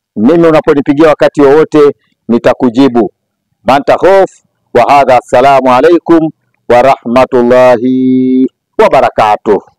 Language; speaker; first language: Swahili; native; Swahili